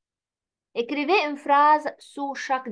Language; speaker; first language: French; non-native, fluent; Arabic